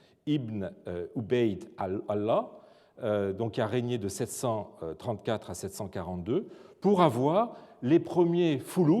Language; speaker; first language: French; native; French